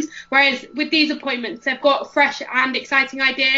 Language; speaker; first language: English; native; English